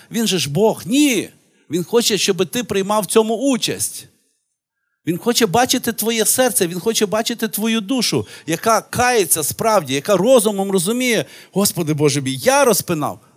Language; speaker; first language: Ukrainian; native; Ukrainian